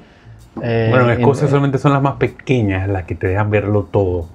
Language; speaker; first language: Spanish; native; Spanish